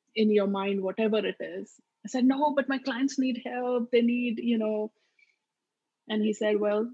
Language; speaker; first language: English; non-native, local second language; Marathi